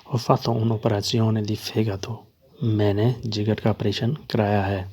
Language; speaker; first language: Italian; non-native, learner; Urdu